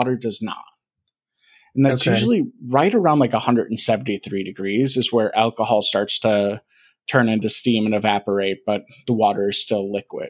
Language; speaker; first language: English; native; English